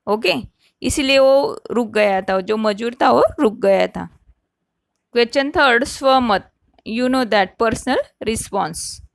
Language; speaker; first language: Hindi; non-native, local second language; Marathi